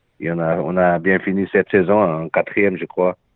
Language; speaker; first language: French; non-native, learner; Portuguese